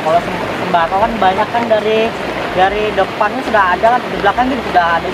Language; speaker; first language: Indonesian; native; Indonesian